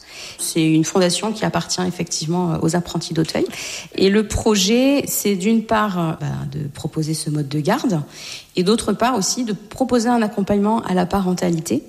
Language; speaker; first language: French; native; French